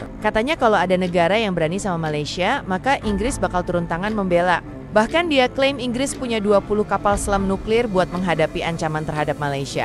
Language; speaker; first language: Indonesian; native; Indonesian